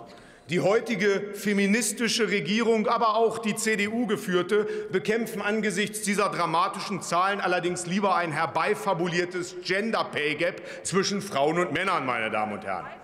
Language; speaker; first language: German; native; German